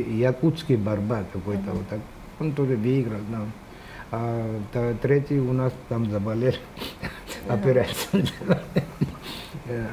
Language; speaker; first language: Russian; non-native, local second language; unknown